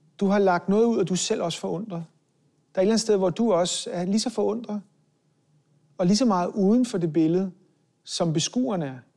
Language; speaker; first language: Danish; early bilingual, other home language; Hebrew